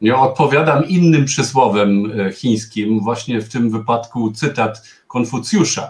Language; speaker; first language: Polish; non-native, fluent; German